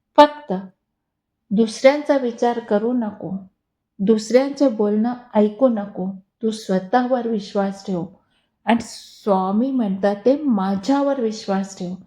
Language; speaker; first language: Marathi; non-native, local second language; Hindi